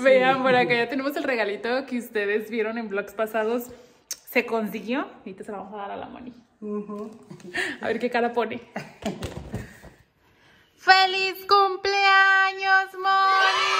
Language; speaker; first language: Spanish; native; Spanish